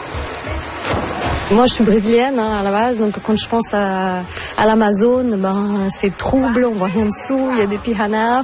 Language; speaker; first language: French; non-native, fluent; Portuguese